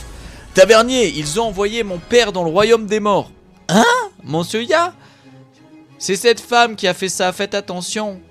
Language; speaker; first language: French; native; French